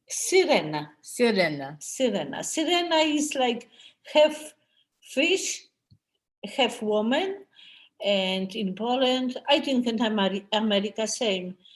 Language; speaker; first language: English; non-native, learner; Polish